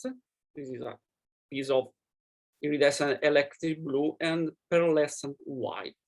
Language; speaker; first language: English; non-native, learner; Italian